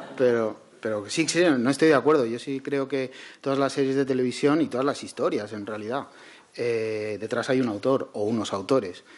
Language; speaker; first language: Spanish; native; Spanish